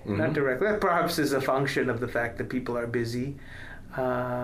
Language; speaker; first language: English; non-native, local second language; Tamil